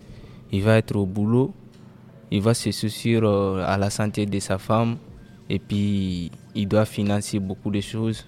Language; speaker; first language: French; non-native, local second language; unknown